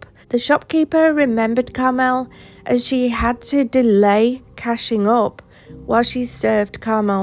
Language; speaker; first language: English; native; English